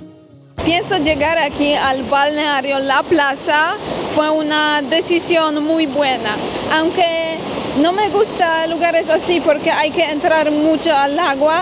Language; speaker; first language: Spanish; non-native, fluent; Polish